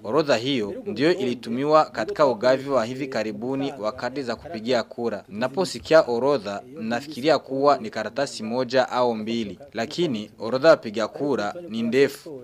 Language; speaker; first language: Swahili; non-native, local second language; Rundi